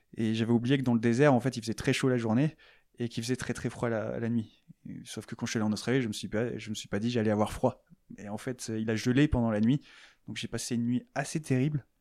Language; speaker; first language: French; native; French